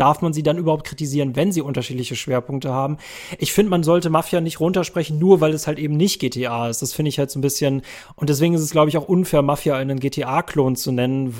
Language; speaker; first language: German; native; German